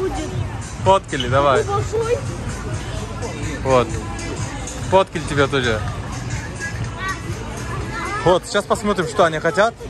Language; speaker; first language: Russian; non-native, learner; Turkish